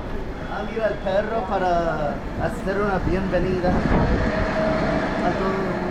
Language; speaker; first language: Spanish; non-native, fluent; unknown